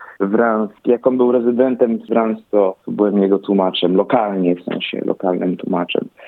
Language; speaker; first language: Polish; early bilingual, heritage; Polish